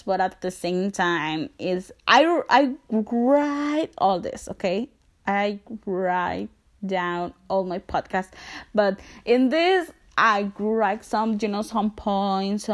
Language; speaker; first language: English; non-native, learner; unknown